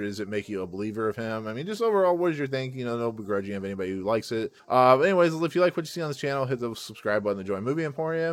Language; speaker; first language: English; native; English